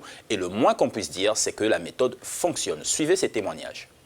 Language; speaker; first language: French; native; French